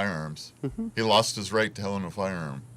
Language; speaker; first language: English; native; English